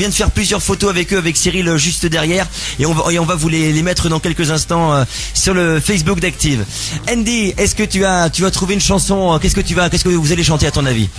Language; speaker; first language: French; native; French